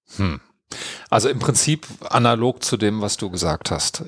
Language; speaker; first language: German; native; German